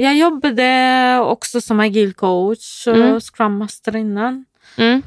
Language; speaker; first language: Swedish; non-native, fluent; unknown